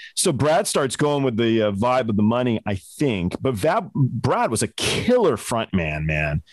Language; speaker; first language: English; native; English